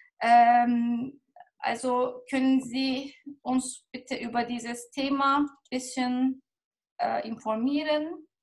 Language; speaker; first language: German; non-native, fluent; Turkish